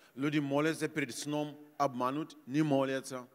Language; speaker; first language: Russian; non-native, fluent; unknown